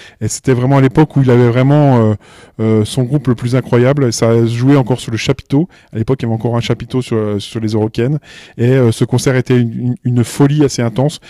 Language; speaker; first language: French; native; French